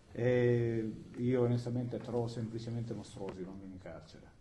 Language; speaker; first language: Italian; native; Italian